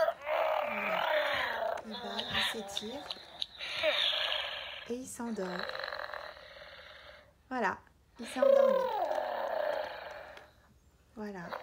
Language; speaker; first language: French; native; French